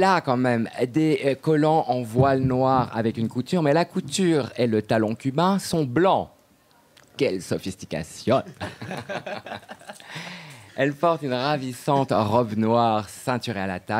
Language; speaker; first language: French; native; French